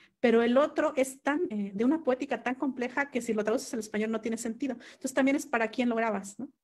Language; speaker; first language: Spanish; non-native, local second language; Mixtepec Mixtec